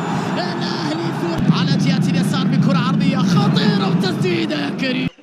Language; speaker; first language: Arabic; native; Arabic